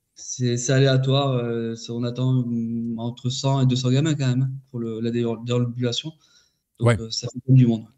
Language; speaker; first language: French; native; French